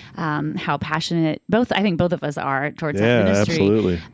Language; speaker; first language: English; native; English